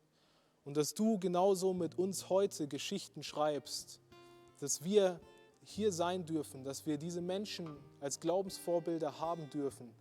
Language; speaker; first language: German; native; German